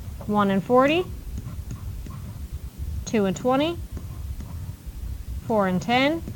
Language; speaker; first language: English; native; English